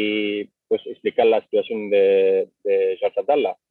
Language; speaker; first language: Spanish; non-native, fluent; French